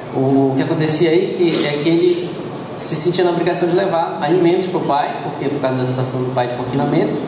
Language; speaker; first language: Portuguese; native; Portuguese